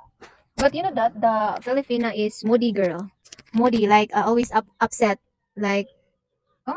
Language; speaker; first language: English; non-native, local second language; Cebuano